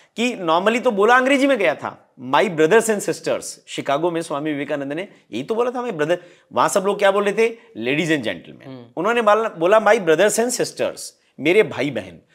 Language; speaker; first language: Hindi; native; Hindi